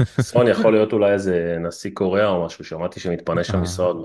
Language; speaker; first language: Hebrew; native; Hebrew